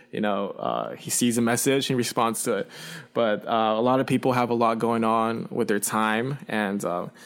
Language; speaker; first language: English; early bilingual, other home language; Chinese